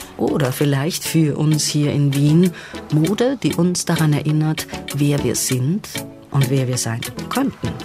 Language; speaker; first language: German; native; German